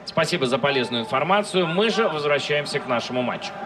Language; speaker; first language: Russian; native; Russian